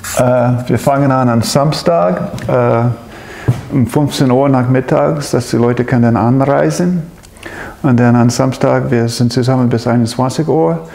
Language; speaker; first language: German; non-native, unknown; English